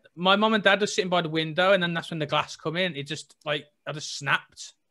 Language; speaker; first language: English; native; English